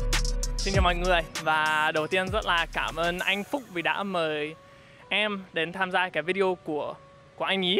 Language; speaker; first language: Vietnamese; non-native, fluent; English